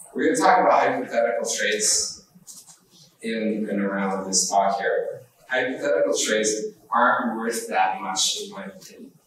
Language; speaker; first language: English; native; English